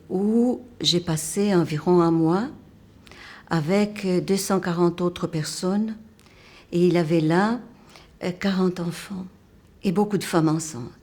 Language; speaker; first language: French; non-native, fluent; Portuguese